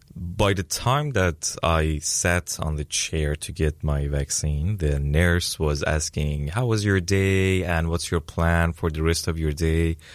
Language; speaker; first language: English; non-native, fluent; Persian